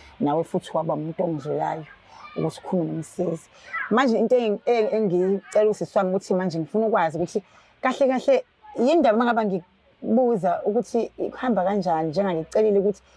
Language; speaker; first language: Zulu; native; Zulu